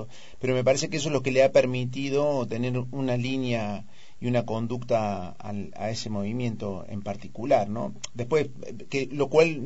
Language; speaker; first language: Spanish; native; Spanish